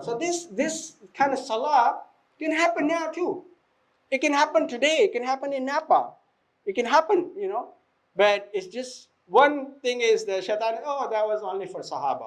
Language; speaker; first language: English; non-native, fluent; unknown